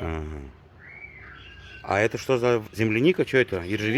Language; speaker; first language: Russian; native; Russian